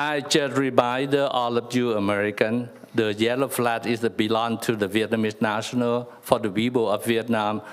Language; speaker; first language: English; non-native, learner; Vietnamese